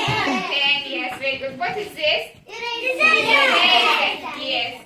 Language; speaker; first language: English; non-native, learner; Azerbaijani